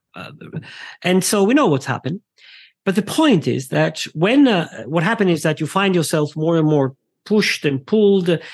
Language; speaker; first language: English; non-native, fluent; Italian